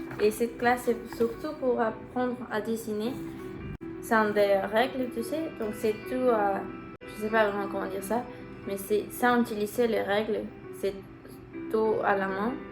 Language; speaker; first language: French; non-native, learner; Spanish